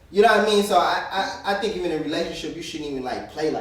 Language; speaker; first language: English; native; English